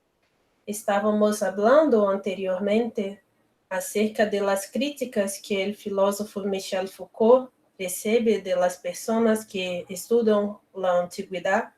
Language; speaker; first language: Spanish; non-native, learner; Portuguese